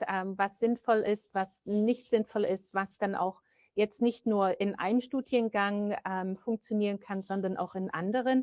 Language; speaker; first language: German; native; German